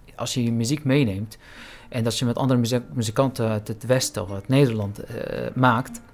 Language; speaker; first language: Dutch; non-native, fluent; Arabic